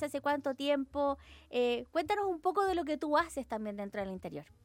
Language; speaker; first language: Spanish; native; Spanish